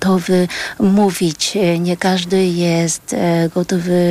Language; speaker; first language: Polish; early bilingual, other home language; Vietnamese